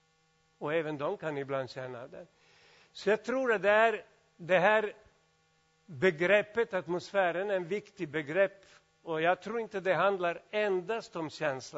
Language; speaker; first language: Swedish; non-native, fluent; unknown